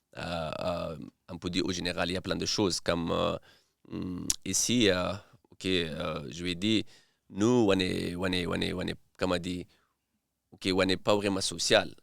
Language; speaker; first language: French; non-native, learner; Persian